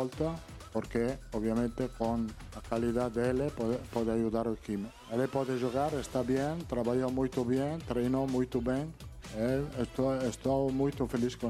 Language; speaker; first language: Portuguese; non-native, fluent; Italian